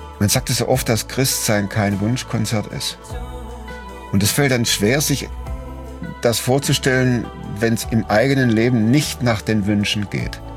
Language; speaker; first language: German; native; German